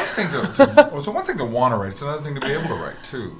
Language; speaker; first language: English; native; English